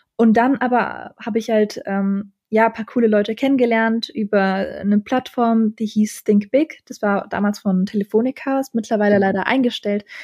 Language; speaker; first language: German; early bilingual, other home language; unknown